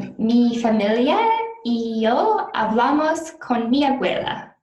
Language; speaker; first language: Spanish; non-native, learner; English